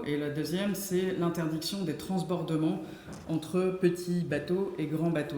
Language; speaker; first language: French; native; French